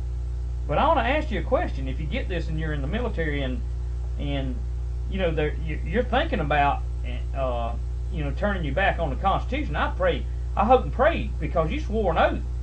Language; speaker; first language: English; native; English